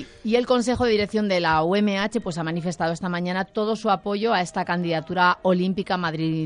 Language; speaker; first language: Spanish; native; Spanish